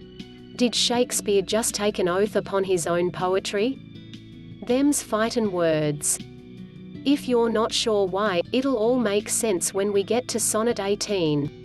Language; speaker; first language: English; native; English